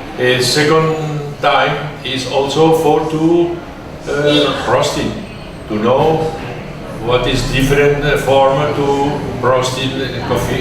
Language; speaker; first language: English; non-native, learner; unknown